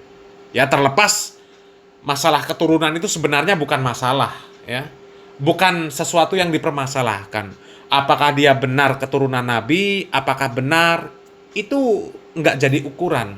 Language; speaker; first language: Indonesian; native; Indonesian